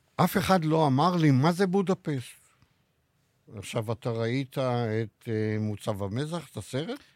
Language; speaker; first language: Hebrew; native; Hebrew